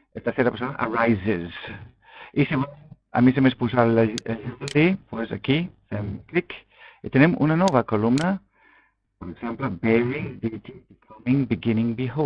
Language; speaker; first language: Catalan; non-native, local second language; Spanish